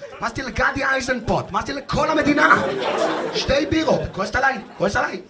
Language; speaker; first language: Hebrew; native; Hebrew